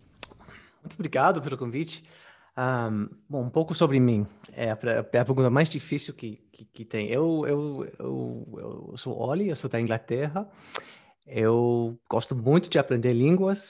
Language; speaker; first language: Portuguese; non-native, fluent; English